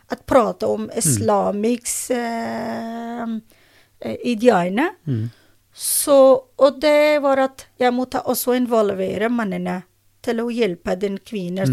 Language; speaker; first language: Norwegian; non-native, learner; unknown